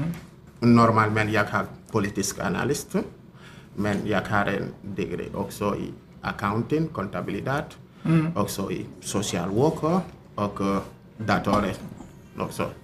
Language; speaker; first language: Swedish; non-native, learner; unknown